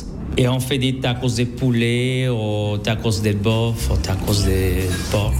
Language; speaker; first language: French; non-native, learner; Spanish